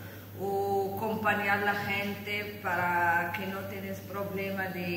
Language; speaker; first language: Spanish; non-native, learner; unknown